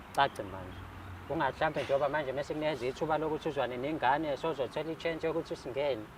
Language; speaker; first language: Zulu; native; Zulu